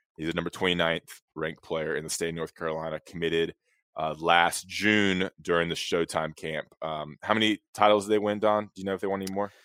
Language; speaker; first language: English; native; English